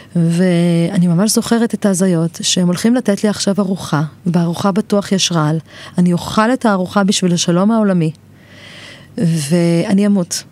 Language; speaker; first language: Hebrew; native; Hebrew